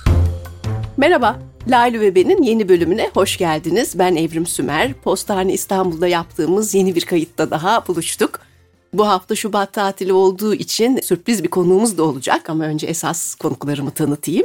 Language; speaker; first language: Turkish; native; Turkish